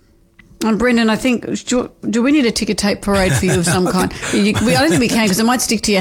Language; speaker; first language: English; native; English